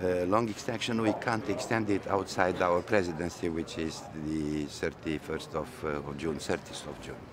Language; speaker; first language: English; non-native, fluent; Romanian